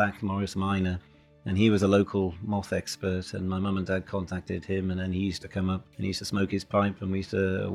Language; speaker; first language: English; native; English